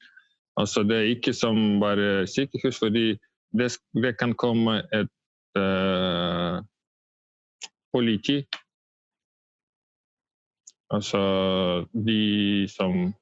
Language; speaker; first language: Norwegian; non-native, learner; Russian